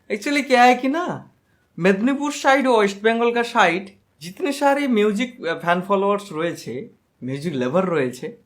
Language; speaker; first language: Hindi; non-native, local second language; Bangla